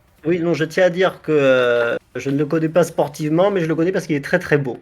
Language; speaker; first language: French; native; French